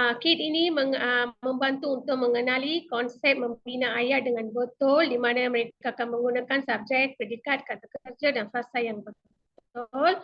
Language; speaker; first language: Malay; non-native, local second language; Tamil